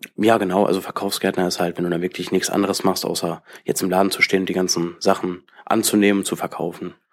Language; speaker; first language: German; native; German